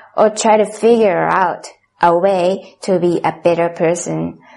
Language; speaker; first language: English; non-native, fluent; Japanese